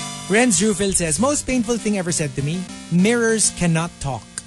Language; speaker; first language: English; non-native, local second language; Filipino